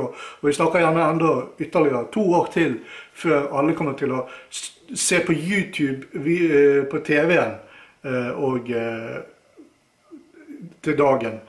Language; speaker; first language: Norwegian; native; Norwegian